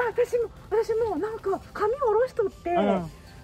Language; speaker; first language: Japanese; native; Japanese